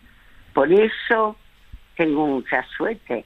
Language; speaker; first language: Spanish; early bilingual, other home language; French